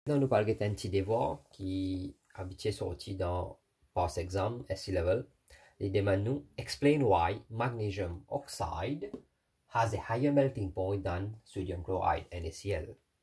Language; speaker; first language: French; non-native, local second language; Morisyen